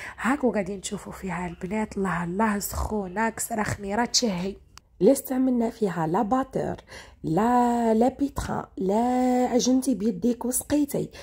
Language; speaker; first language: Arabic; native; Arabic